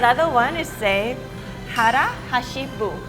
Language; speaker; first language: English; non-native, fluent; Thai